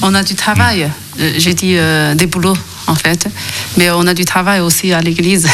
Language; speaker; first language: French; non-native, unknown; Chinese